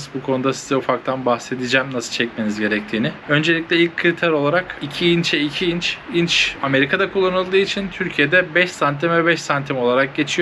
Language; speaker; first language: Turkish; native; Turkish